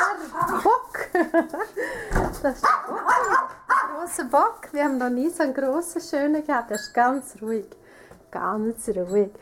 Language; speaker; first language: German; native; German